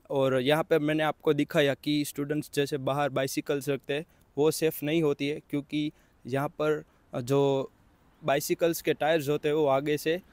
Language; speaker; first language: Hindi; non-native, local second language; Gujarati